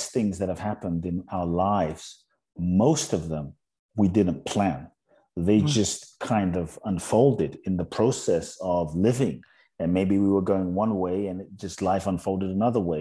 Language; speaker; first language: English; native; English